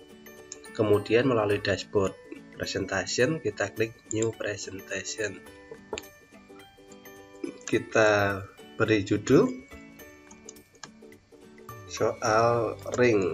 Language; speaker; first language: Indonesian; native; Indonesian